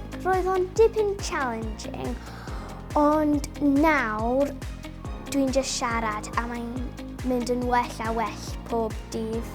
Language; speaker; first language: Welsh; non-native, local second language; English